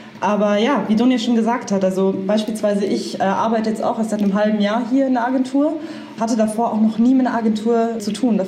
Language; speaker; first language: German; native; German